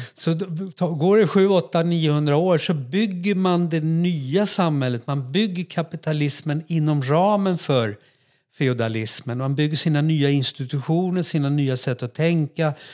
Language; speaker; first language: Swedish; native; Swedish